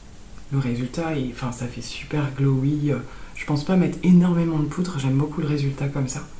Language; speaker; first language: French; native; French